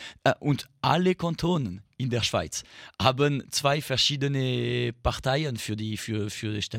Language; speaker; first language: German; non-native, fluent; French